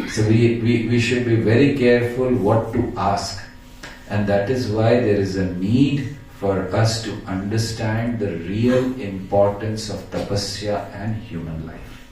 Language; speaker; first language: English; non-native, local second language; Hindi